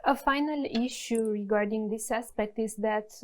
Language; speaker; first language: English; non-native, fluent; Romanian